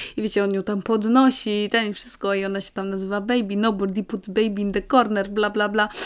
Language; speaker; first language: Polish; native; Polish